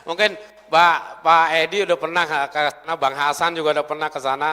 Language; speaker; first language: Indonesian; native; Indonesian